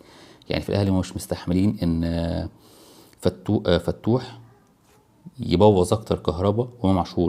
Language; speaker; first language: Arabic; native; Arabic